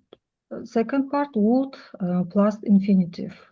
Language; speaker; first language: English; non-native, learner; Russian